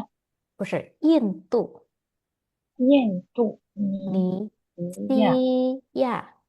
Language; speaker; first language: Chinese; non-native, fluent; Indonesian